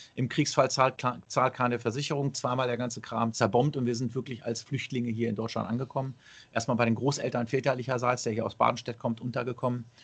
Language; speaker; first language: German; early bilingual, other home language; Arabic